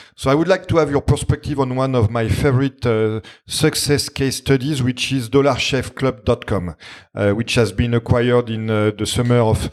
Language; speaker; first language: English; non-native, fluent; French